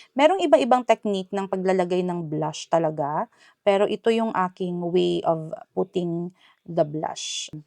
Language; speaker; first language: Filipino; non-native, local second language; Hiligaynon